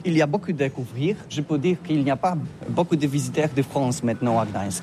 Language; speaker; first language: French; non-native, learner; Polish